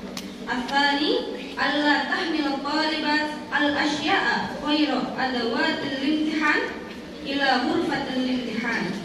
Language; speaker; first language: Arabic; non-native, learner; Indonesian